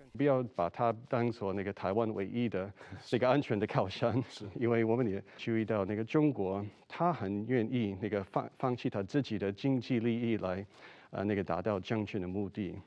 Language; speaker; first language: Chinese; non-native, fluent; English